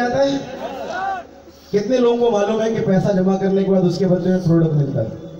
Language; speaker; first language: Hindi; native; Hindi